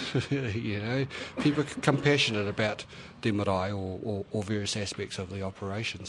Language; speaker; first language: English; native; English